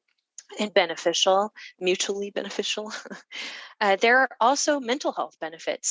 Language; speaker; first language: English; native; English